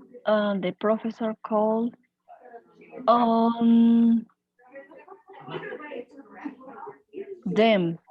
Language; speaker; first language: English; non-native, learner; Spanish